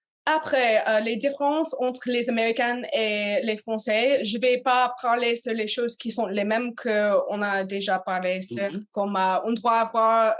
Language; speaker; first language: French; non-native, learner; English